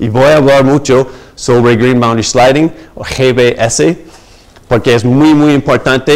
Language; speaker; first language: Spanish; non-native, fluent; English